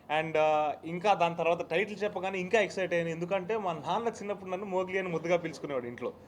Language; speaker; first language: Telugu; native; Telugu